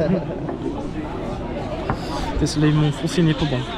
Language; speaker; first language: French; non-native, learner; English